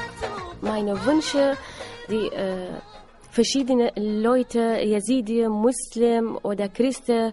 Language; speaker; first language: German; non-native, learner; Assyrian Neo-Aramaic